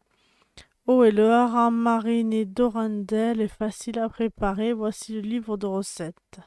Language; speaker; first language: French; native; French